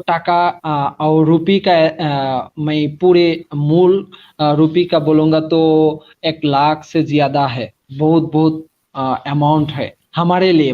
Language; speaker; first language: Hindi; non-native, learner; Bangla